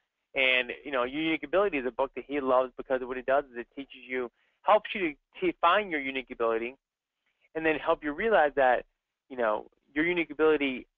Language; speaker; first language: English; native; English